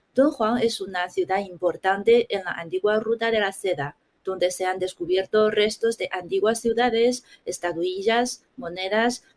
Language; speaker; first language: Spanish; non-native, fluent; Chinese